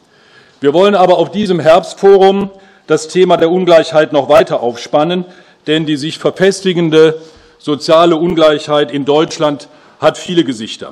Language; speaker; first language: German; native; German